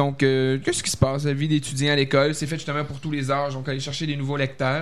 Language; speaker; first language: French; native; French